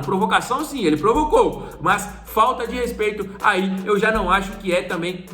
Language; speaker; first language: Portuguese; native; Portuguese